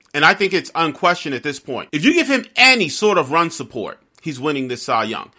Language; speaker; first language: English; native; English